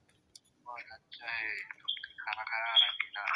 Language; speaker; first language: Hindi; non-native, learner; Bangla